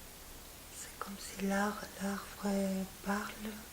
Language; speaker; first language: French; non-native, fluent; Spanish